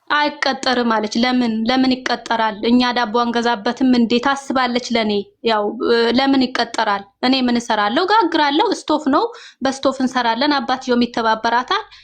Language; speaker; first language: Amharic; non-native, local second language; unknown